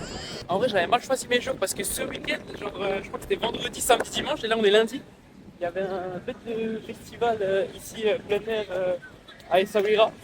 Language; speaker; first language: French; native; French